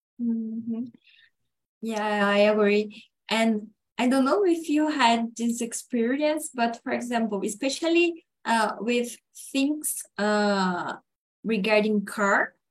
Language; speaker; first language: English; non-native, learner; Portuguese